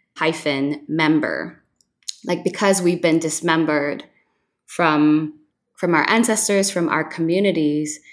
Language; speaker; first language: English; non-native, local second language; Filipino